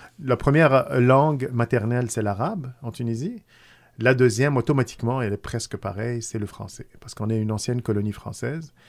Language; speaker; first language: French; non-native, local second language; Arabic